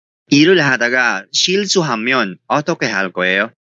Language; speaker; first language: Korean; non-native, fluent; Filipino